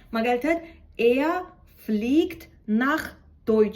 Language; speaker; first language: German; non-native, fluent; Georgian